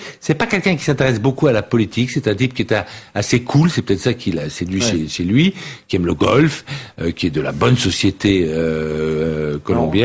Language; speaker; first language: French; native; French